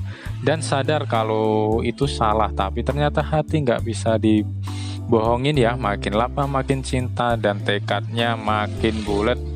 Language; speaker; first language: Indonesian; native; Indonesian